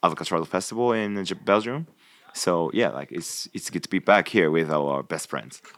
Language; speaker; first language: English; non-native, fluent; Japanese